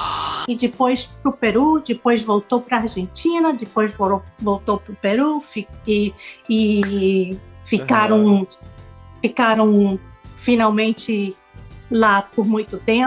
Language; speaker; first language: Portuguese; non-native, local second language; Spanish